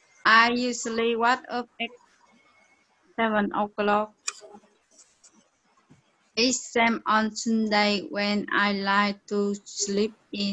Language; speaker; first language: English; non-native, learner; Vietnamese